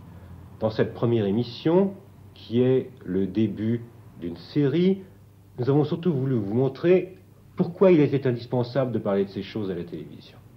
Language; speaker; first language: French; native; French